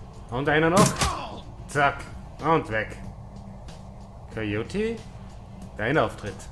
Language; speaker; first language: German; native; German